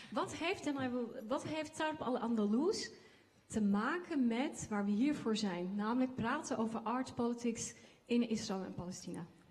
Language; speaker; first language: Dutch; early bilingual, other home language; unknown